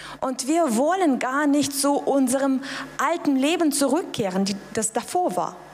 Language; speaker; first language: German; non-native, fluent; Russian